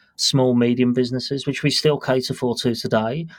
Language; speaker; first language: English; native; English